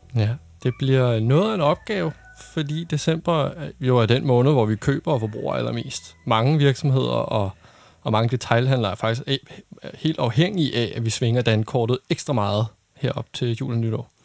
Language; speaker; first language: Danish; native; Danish